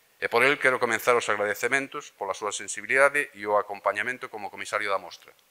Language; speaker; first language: Galician; native; Galician